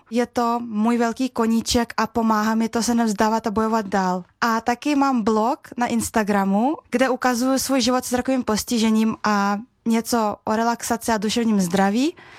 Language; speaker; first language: Czech; early bilingual, other home language; Russian